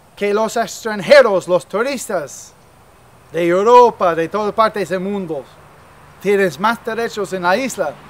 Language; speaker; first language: Spanish; non-native, fluent; English